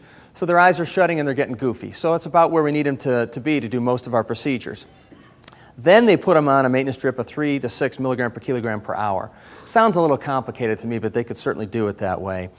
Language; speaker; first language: English; native; English